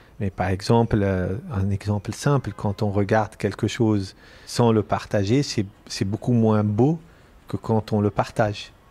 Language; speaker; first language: French; non-native, local second language; Arabic